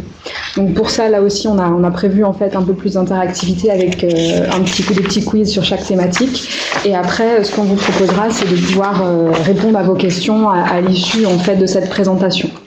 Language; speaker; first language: French; native; French